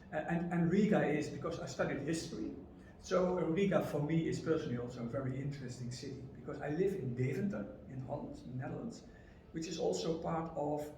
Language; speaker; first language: English; non-native, fluent; Dutch